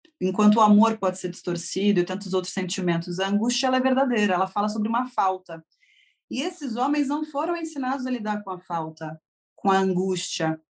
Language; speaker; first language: Portuguese; native; Portuguese